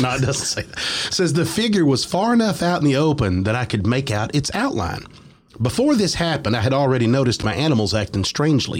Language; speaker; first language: English; native; English